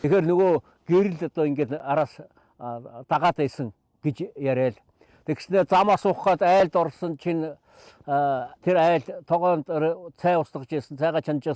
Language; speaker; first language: Mongolian; native; Mongolian